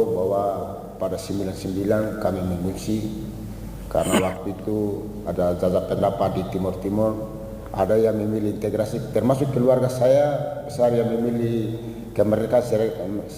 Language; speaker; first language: Indonesian; non-native, local second language; Tetum